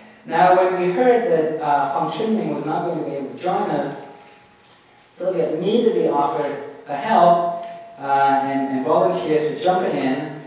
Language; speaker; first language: English; native; English